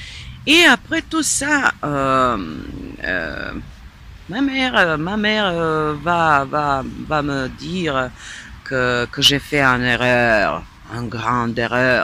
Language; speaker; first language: French; non-native, fluent; Serbian